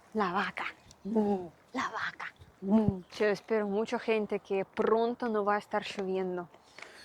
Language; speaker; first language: Spanish; non-native, learner; Russian